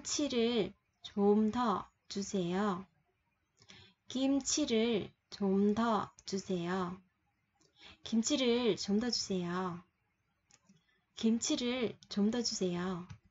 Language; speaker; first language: Korean; non-native, fluent; Vietnamese